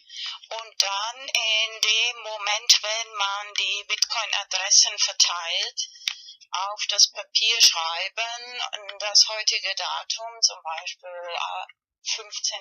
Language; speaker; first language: German; non-native, fluent; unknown